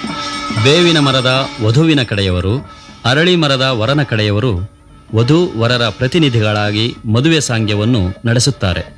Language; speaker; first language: Kannada; native; Kannada